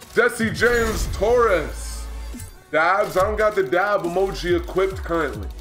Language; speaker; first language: English; native; English